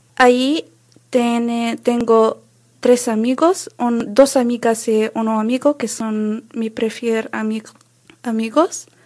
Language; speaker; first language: Spanish; non-native, learner; Arabic